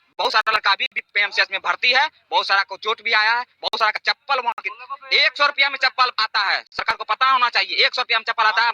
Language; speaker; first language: Hindi; native; Hindi